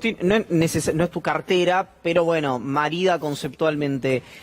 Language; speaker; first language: Spanish; native; Spanish